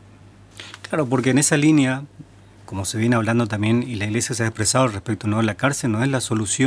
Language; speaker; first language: Spanish; native; Spanish